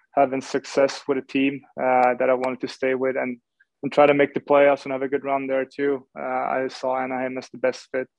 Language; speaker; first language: English; non-native, fluent; Swedish